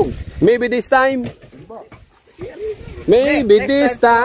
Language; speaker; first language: English; non-native, learner; Filipino